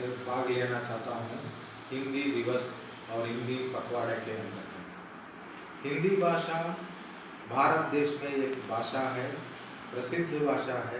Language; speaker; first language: Hindi; non-native, local second language; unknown